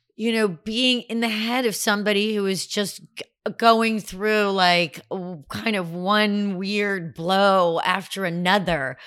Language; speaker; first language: English; native; English